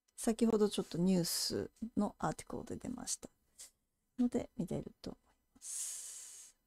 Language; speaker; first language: Japanese; native; Japanese